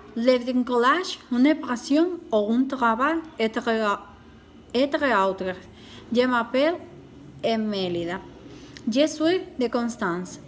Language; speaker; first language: French; non-native, learner; Spanish